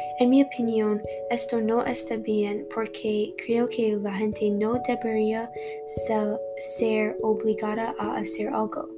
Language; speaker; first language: Spanish; non-native, learner; English